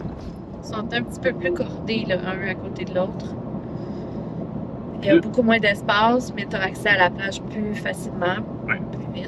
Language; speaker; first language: French; native; French